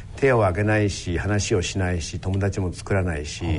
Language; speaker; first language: Japanese; native; Japanese